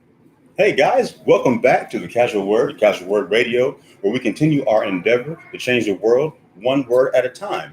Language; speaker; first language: English; native; English